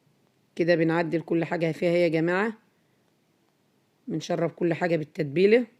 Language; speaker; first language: Arabic; native; Arabic